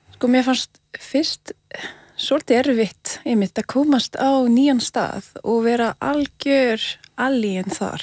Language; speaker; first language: Icelandic; non-native, fluent; French